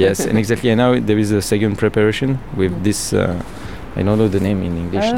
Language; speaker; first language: English; non-native, learner; French